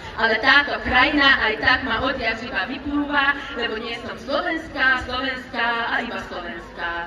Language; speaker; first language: Slovak; non-native, local second language; Hungarian